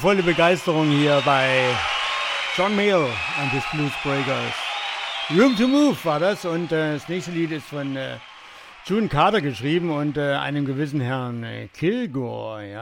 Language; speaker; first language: German; native; German